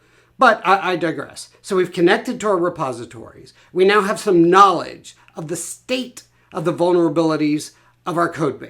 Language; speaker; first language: English; native; English